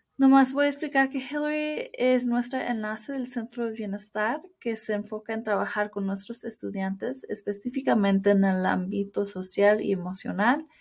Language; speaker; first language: Spanish; early bilingual, heritage; Spanish